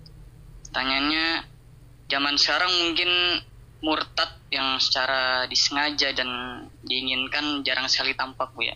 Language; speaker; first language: Indonesian; native; Indonesian